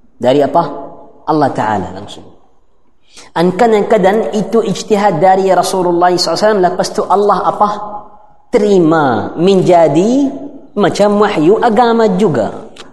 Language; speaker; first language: Malay; non-native, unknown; Arabic